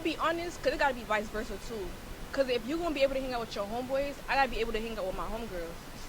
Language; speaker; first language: English; native; English